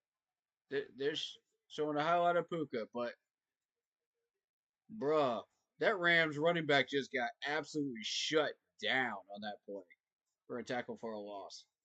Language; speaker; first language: English; native; English